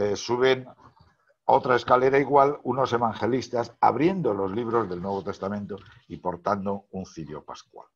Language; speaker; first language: Spanish; native; Spanish